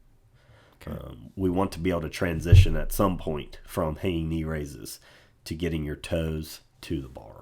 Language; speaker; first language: English; native; English